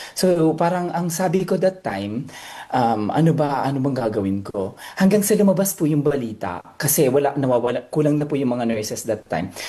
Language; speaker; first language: Filipino; native; Filipino